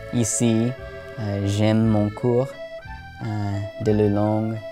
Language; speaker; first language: French; non-native, learner; English